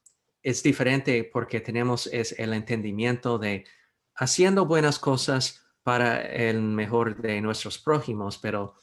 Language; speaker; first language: Spanish; non-native, fluent; English